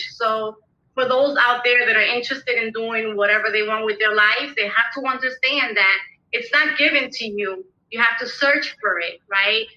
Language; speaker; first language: English; early bilingual, other home language; Spanish